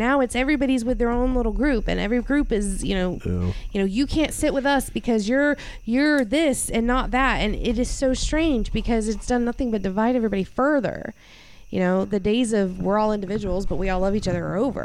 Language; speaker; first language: English; native; English